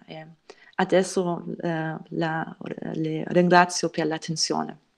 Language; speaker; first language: Italian; non-native, fluent; German